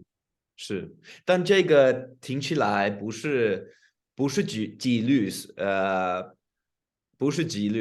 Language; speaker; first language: Chinese; non-native, fluent; English